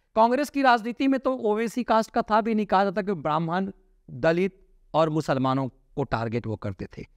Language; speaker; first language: Hindi; native; Hindi